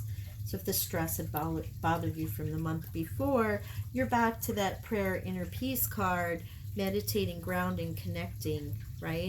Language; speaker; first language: English; native; English